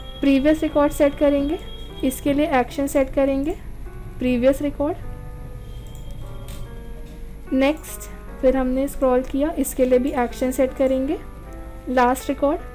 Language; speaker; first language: Hindi; native; Hindi